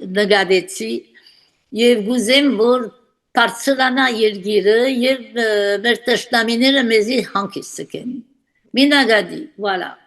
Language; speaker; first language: Armenian; early bilingual, heritage; Armenian